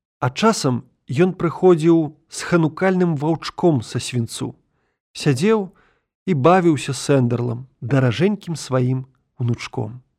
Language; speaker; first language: Belarusian; native; Belarusian